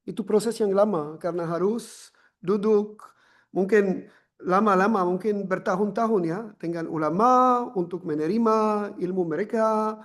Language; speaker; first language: Indonesian; non-native, learner; French